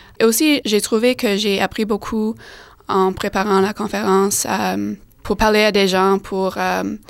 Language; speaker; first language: French; non-native, fluent; English